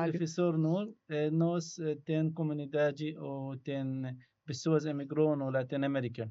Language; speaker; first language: Portuguese; non-native, learner; Arabic